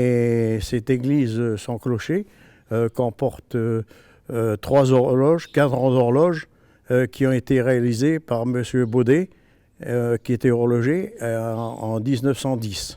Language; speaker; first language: French; native; French